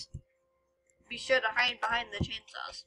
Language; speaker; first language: English; native; English